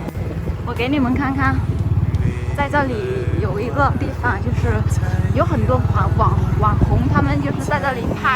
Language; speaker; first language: Chinese; non-native, learner; Vietnamese